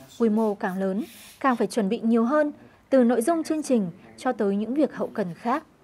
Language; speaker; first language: Vietnamese; native; Vietnamese